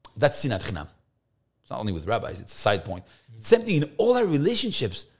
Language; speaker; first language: English; non-native, fluent; French